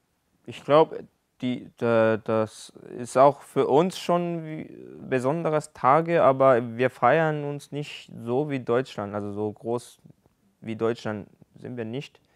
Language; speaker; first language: German; non-native, learner; Japanese